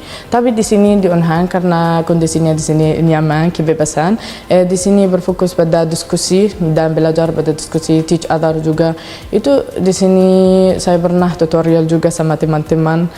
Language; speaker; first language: Indonesian; non-native, fluent; Arabic